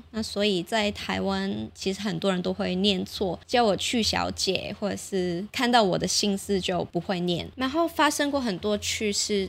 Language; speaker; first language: Chinese; non-native, local second language; Cantonese